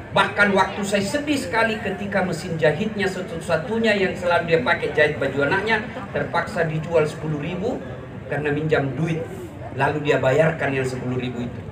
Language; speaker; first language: Indonesian; native; Indonesian